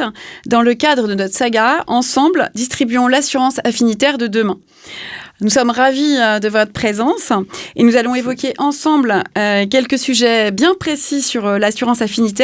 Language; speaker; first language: French; native; French